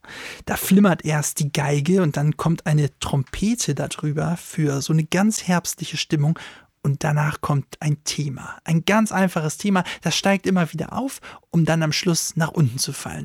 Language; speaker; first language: German; native; German